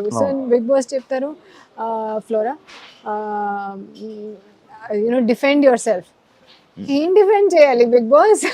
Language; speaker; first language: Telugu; non-native, learner; Hindi